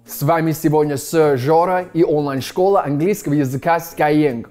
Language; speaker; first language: Russian; non-native, fluent; English